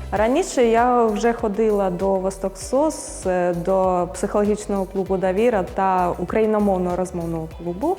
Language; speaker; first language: Ukrainian; non-native, local second language; Russian